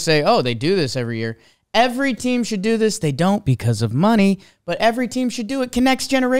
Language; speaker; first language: English; native; English